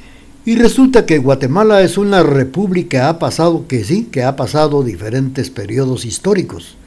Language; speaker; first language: Spanish; native; Spanish